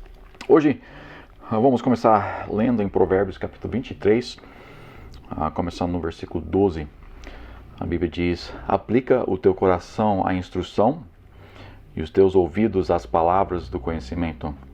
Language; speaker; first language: Portuguese; non-native, fluent; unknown